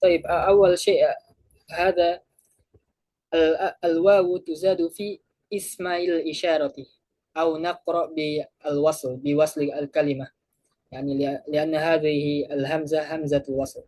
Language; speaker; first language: Arabic; non-native, fluent; Indonesian